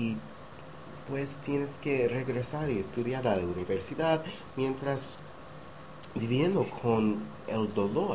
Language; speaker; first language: Spanish; non-native, learner; English